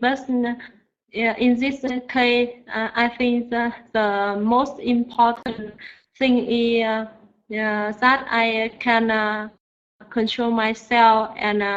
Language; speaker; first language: English; non-native, learner; Vietnamese